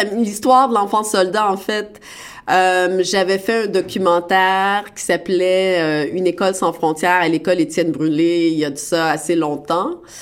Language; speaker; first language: French; native; French